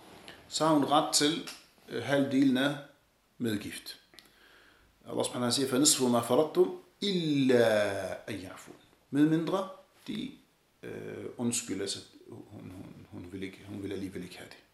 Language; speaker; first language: Danish; early bilingual, other home language; Arabic